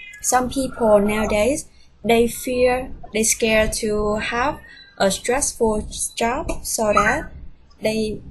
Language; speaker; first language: English; non-native, fluent; Vietnamese